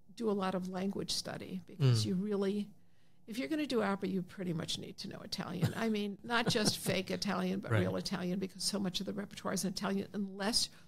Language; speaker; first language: English; native; English